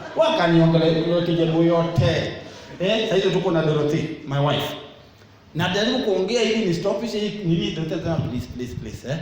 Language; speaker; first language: Swahili; non-native, local second language; Luo (Kenya and Tanzania)